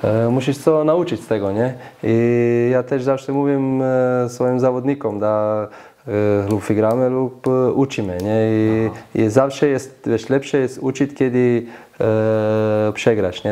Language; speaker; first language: Polish; non-native, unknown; Slovenian